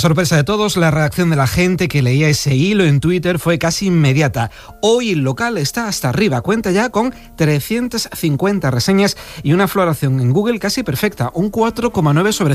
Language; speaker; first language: Spanish; native; Spanish